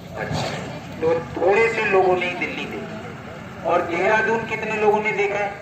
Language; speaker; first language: Hindi; native; Hindi